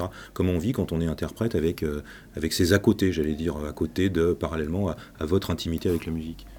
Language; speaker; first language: French; native; French